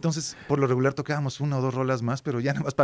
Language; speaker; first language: Spanish; native; Spanish